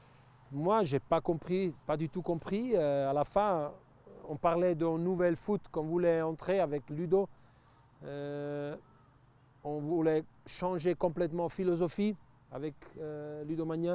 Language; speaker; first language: French; non-native, local second language; Italian